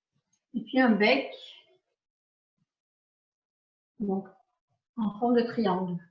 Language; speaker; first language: French; native; French